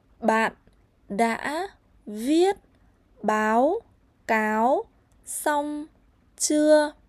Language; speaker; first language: Vietnamese; native; Vietnamese